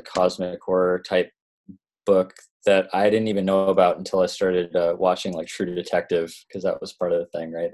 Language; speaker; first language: English; native; English